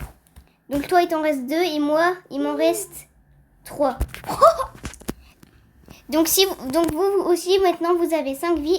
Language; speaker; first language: French; native; French